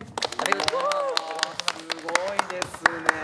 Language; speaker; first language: Japanese; native; Japanese